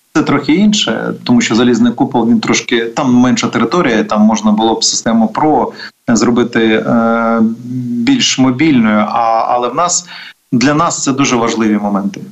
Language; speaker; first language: Ukrainian; native; Ukrainian